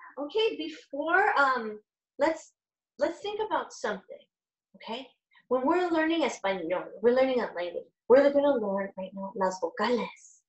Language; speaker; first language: English; early bilingual, other home language; Spanish